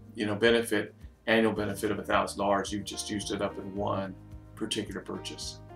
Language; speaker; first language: English; native; English